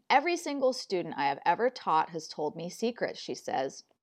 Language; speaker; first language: English; native; English